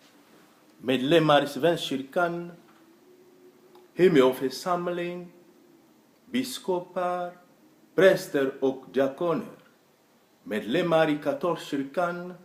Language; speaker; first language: Swedish; non-native, fluent; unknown